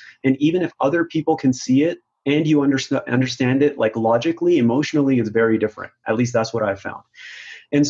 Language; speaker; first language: English; non-native, local second language; Urdu